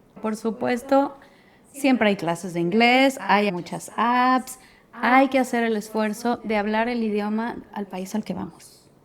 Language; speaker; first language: Spanish; native; Spanish